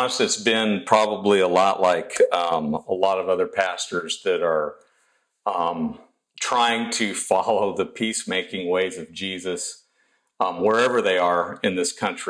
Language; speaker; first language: English; native; English